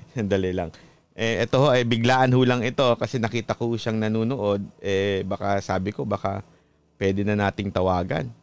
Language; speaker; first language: Filipino; native; Filipino